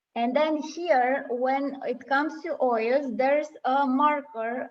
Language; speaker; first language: English; non-native, fluent; Romanian